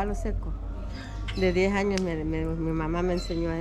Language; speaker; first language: Spanish; native; Spanish